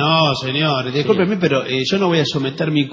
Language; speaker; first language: Spanish; native; Spanish